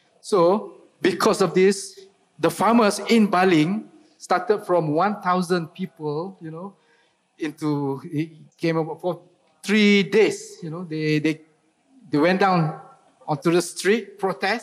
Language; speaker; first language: English; non-native, local second language; Malay